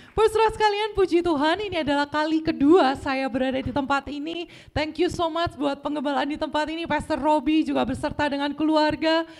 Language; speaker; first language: Indonesian; native; Indonesian